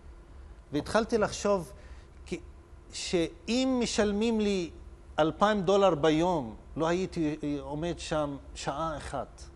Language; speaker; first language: Hebrew; non-native, local second language; Arabic